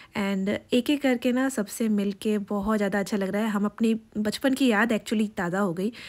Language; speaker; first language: Hindi; non-native, local second language; Bangla